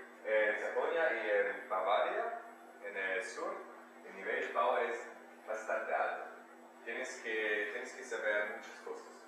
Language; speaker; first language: Spanish; non-native, learner; German